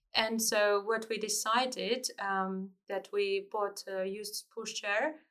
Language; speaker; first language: English; non-native, fluent; Georgian